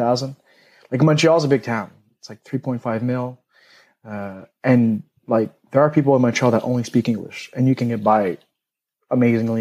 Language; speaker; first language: English; native; English